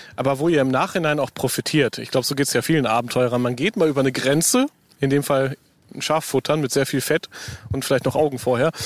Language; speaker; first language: German; native; German